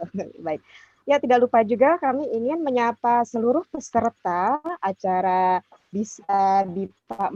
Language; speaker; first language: Indonesian; native; Indonesian